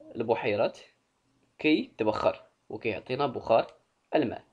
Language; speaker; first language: French; non-native, local second language; Arabic